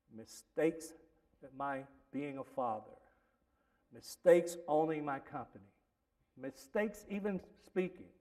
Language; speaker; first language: English; native; English